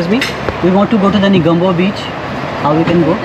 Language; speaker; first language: English; non-native, learner; Urdu